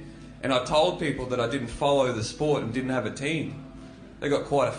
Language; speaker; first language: English; native; English